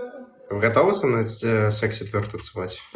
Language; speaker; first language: Russian; native; Russian